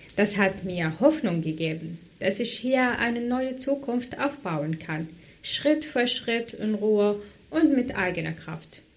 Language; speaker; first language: German; non-native, fluent; Arabic